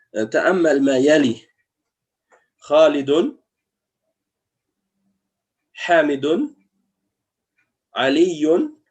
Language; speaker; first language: Arabic; non-native, fluent; French